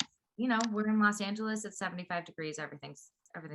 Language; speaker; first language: English; native; English